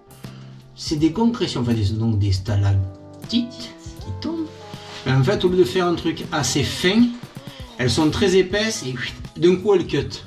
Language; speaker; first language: French; native; French